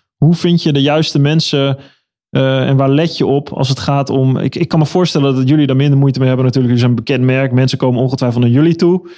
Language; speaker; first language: Dutch; native; Dutch